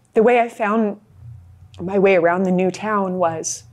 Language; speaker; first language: English; native; English